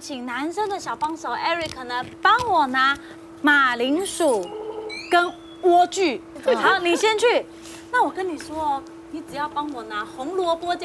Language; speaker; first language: Chinese; native; Chinese